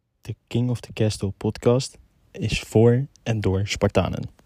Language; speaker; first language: Dutch; native; Dutch